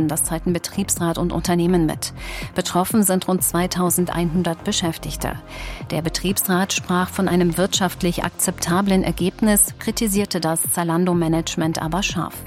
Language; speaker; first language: German; native; German